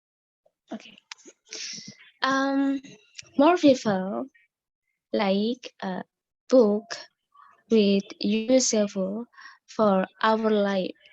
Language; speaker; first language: English; non-native, learner; Indonesian